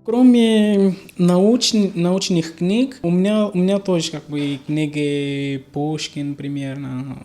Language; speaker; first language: Russian; non-native, learner; Portuguese